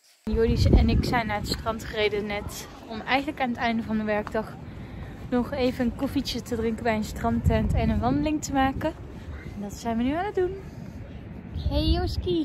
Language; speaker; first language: Dutch; native; Dutch